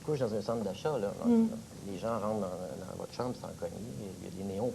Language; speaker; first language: French; native; French